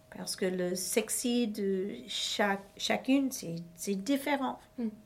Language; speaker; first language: French; non-native, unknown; English